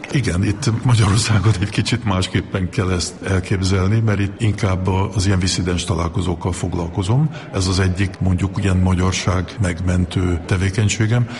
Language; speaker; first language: Hungarian; early bilingual, heritage; Hungarian